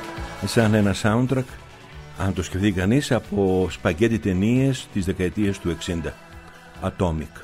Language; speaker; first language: Greek; native; Greek